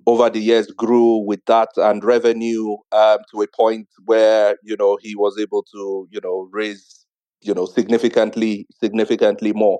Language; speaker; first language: English; non-native, local second language; Igbo